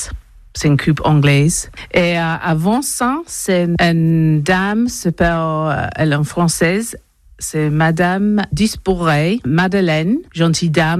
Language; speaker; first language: French; non-native, learner; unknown